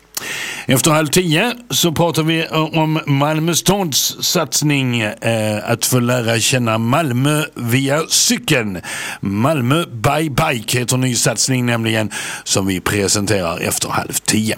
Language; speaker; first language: Swedish; native; Swedish